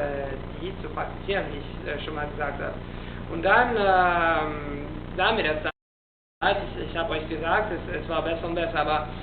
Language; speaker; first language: German; non-native, fluent; Italian